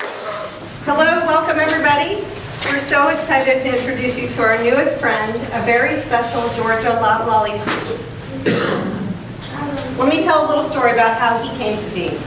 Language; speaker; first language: English; native; English